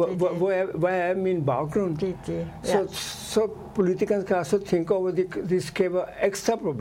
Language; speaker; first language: Danish; non-native, fluent; Urdu